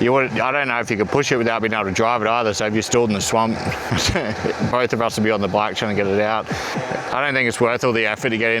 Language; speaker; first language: English; native; English